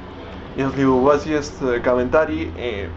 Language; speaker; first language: Russian; non-native, learner; Spanish